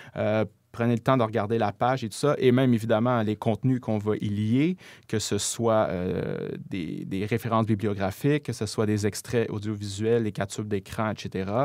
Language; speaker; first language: French; native; French